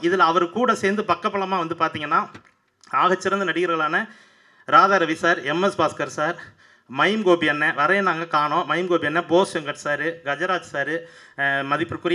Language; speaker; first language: Tamil; native; Tamil